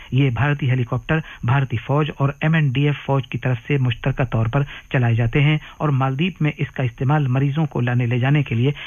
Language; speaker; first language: Urdu; native; Urdu